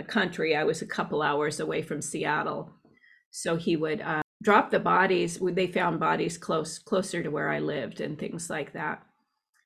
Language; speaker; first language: English; native; English